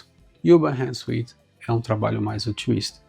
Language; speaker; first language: Portuguese; native; Portuguese